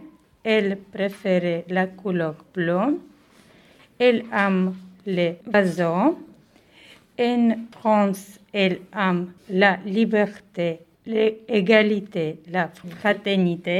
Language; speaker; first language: French; non-native, learner; Turkish